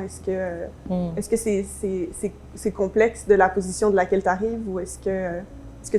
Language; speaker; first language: French; native; French